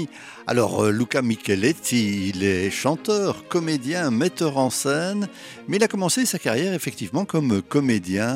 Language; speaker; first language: French; native; French